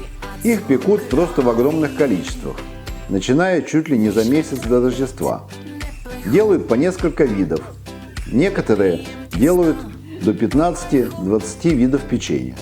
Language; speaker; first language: Russian; native; Russian